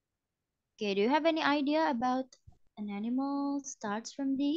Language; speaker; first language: English; non-native, fluent; Indonesian